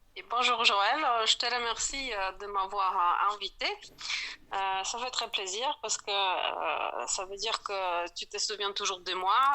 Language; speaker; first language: French; non-native, fluent; Polish